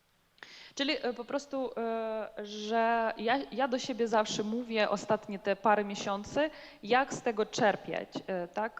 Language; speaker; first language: Polish; non-native, learner; Ukrainian